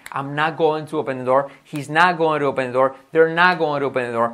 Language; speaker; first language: English; non-native, fluent; Spanish